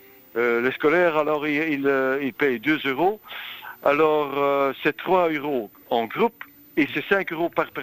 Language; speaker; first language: French; non-native, local second language; Dutch